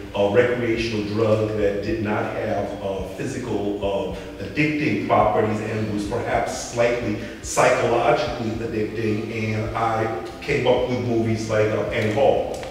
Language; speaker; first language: English; native; English